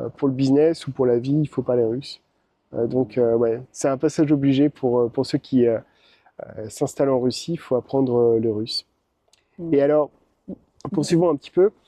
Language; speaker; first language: French; native; French